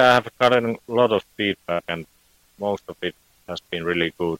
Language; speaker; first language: English; non-native, fluent; Finnish